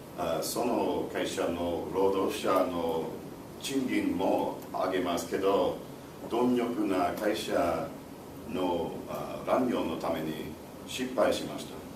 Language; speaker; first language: Japanese; non-native, learner; English